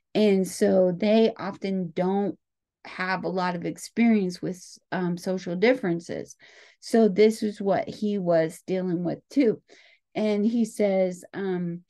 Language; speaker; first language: English; native; English